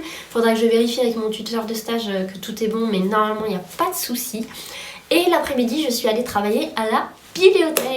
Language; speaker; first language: French; native; French